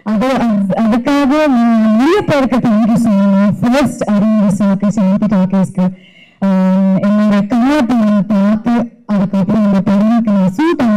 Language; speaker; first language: Tamil; non-native, learner; English